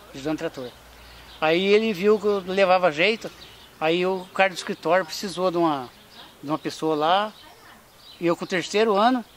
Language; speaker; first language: Portuguese; native; Portuguese